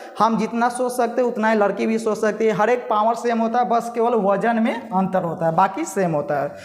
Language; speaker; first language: Hindi; native; Hindi